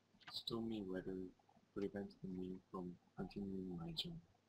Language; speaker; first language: English; non-native, learner; Korean